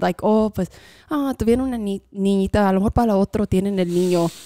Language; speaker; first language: Spanish; early bilingual, heritage; Spanish